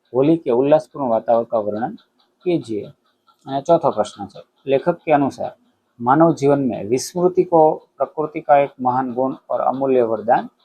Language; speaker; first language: Hindi; non-native, local second language; Gujarati